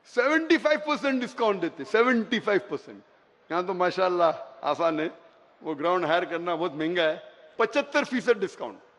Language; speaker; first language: Hindi; non-native, local second language; Konkani